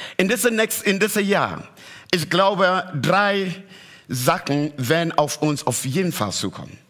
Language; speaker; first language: German; non-native, fluent; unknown